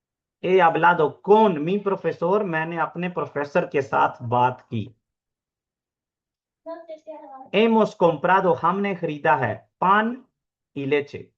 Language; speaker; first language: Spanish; non-native, fluent; Urdu